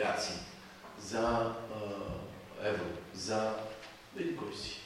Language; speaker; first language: Bulgarian; non-native, fluent; French